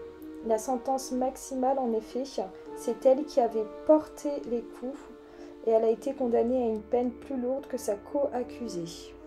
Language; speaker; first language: French; native; French